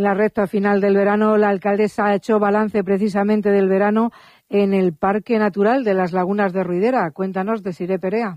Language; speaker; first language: Spanish; native; Spanish